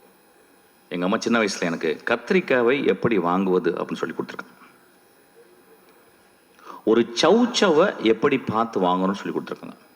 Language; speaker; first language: Tamil; native; Tamil